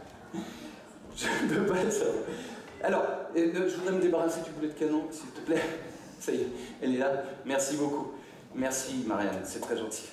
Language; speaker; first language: French; native; French